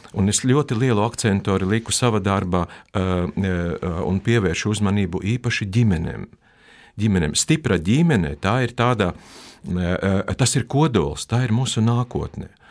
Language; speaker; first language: Latvian; non-native, local second language; Russian